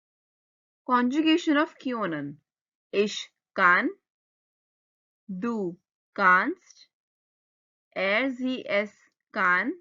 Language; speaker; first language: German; non-native, fluent; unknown